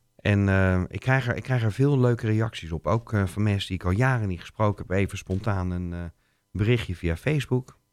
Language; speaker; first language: Dutch; native; Dutch